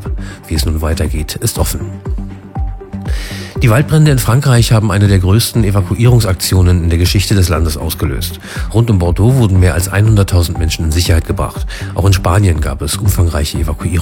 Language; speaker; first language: German; native; German